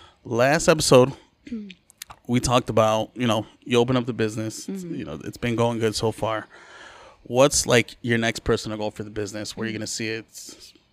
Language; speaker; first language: English; early bilingual, other home language; Spanish